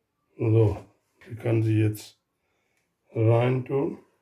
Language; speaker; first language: German; non-native, learner; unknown